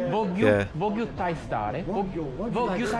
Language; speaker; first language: Italian; non-native, learner; English